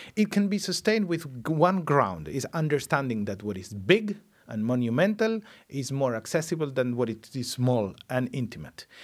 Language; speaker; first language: English; non-native, fluent; Spanish